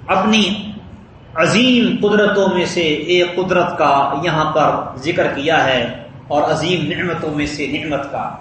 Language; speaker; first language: Urdu; non-native, local second language; Punjabi